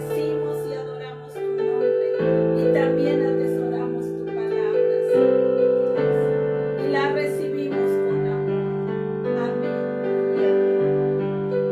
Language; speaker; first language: Spanish; native; Spanish